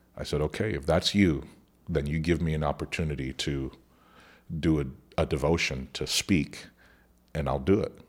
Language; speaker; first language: English; early bilingual, other home language; Spanish